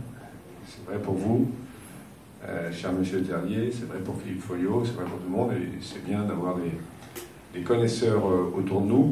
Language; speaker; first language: French; native; French